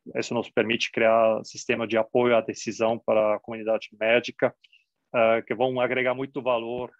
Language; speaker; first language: Portuguese; non-native, fluent; German